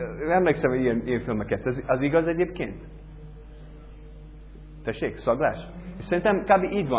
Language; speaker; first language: Hungarian; non-native, learner; English